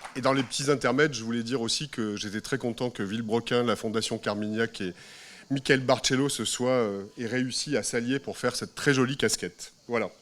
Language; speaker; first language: French; native; French